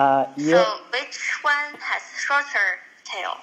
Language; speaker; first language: English; non-native, fluent; Chinese